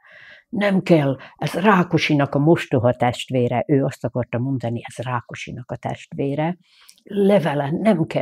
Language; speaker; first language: Hungarian; native; Hungarian